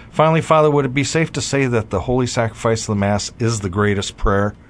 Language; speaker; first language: English; native; English